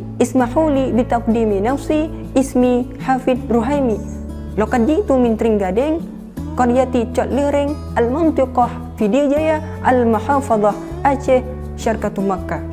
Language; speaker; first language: Arabic; non-native, learner; Indonesian